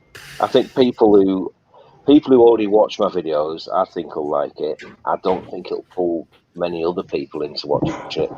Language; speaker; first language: English; native; English